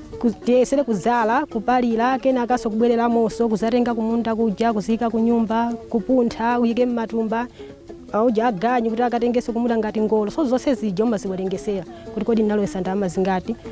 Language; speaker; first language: Nyanja; non-native, local second language; Tumbuka